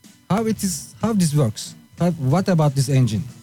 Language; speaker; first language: English; non-native, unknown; Turkish